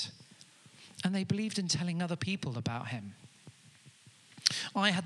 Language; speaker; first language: English; native; English